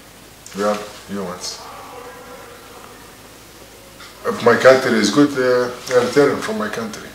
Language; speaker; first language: English; non-native, learner; Arabic